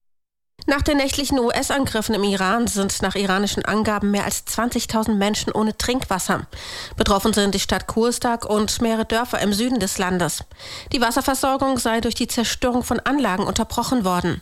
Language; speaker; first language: German; native; German